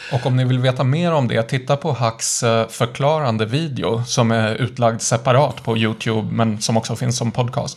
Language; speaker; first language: Swedish; native; Swedish